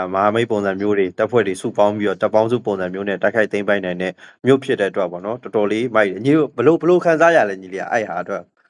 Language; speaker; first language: Burmese; native; Burmese